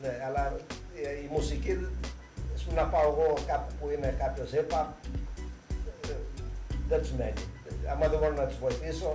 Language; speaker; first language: Greek; early bilingual, heritage; Greek